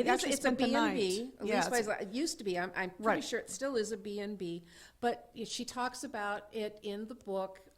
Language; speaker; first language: English; native; English